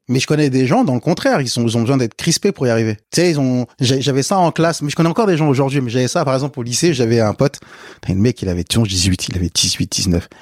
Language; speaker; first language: French; early bilingual, other home language; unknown